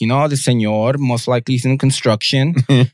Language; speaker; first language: English; native; English